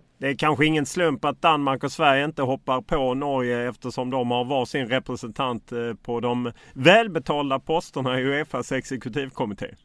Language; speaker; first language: Swedish; native; Swedish